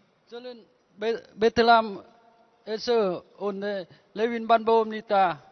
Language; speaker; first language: Korean; non-native, learner; Vietnamese